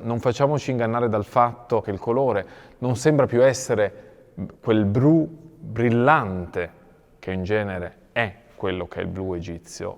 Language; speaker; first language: Italian; native; Italian